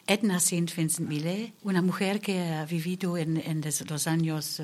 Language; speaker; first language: Spanish; non-native, learner; German